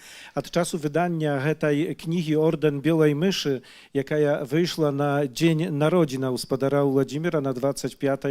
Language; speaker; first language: Polish; non-native, learner; Belarusian